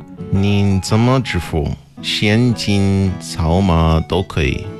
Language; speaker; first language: Chinese; non-native, learner; English